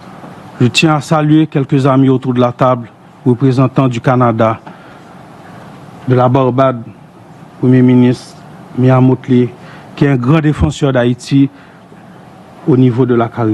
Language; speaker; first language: French; non-native, local second language; Haitian Creole